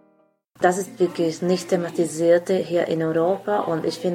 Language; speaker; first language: German; non-native, learner; Italian